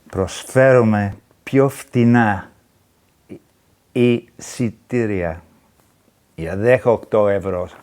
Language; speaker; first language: Greek; non-native, learner; English